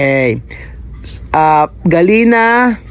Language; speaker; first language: English; non-native, learner; Filipino